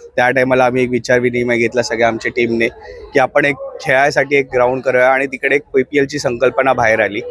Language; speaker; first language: Marathi; native; Marathi